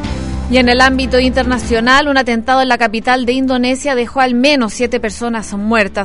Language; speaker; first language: Spanish; native; Spanish